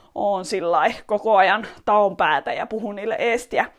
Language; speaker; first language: Finnish; early bilingual, other home language; Estonian